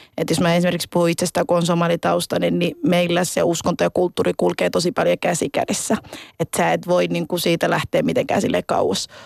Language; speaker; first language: Finnish; early bilingual, other home language; Somali